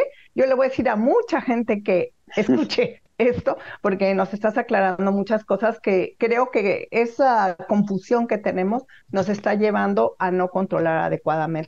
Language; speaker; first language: Spanish; native; Spanish